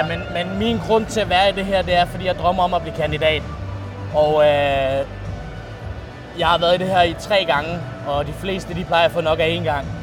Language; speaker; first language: Danish; native; Danish